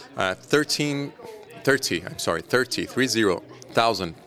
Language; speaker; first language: English; non-native, fluent; Portuguese